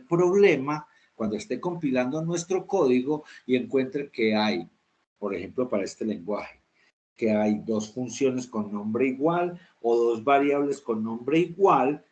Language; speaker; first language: Spanish; native; Spanish